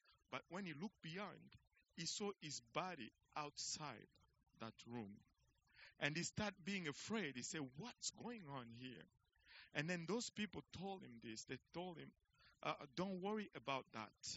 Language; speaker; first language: English; non-native, fluent; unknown